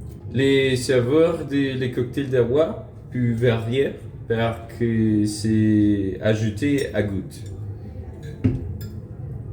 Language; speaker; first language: French; non-native, learner; Spanish